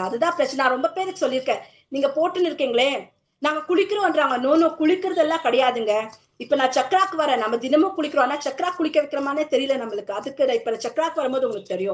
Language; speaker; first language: Tamil; native; Tamil